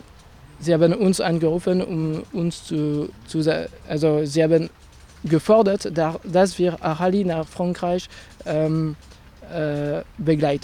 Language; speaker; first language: German; non-native, fluent; French